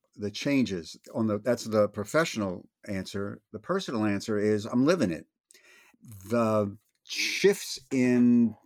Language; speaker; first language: English; native; English